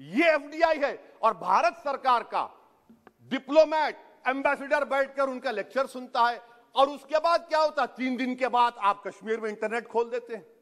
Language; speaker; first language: Urdu; native; Urdu